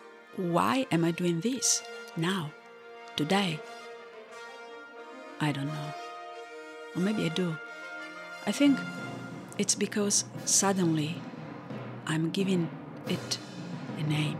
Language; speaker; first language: English; non-native, fluent; Italian